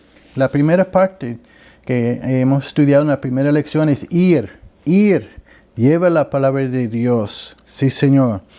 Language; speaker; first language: Spanish; non-native, learner; English